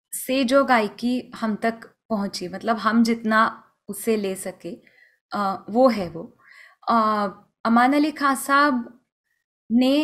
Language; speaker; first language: Hindi; non-native, local second language; Marathi